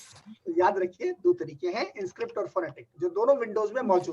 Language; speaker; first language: Hindi; native; Hindi